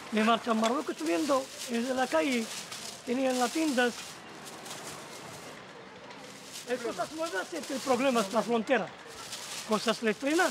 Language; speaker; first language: Spanish; non-native, learner; Arabic